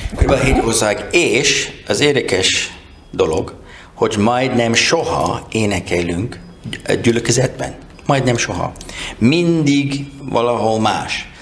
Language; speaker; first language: Hungarian; non-native, learner; English